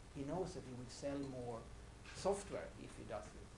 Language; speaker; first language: English; non-native, fluent; Swedish